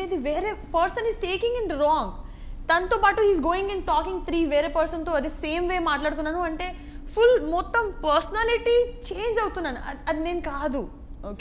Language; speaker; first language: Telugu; non-native, learner; Gujarati